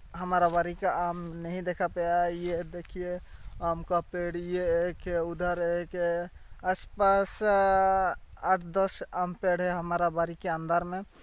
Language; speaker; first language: Hindi; non-native, local second language; Santali